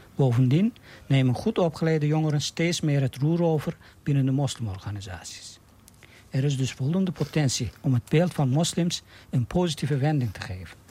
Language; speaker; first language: Dutch; non-native, fluent; Turkish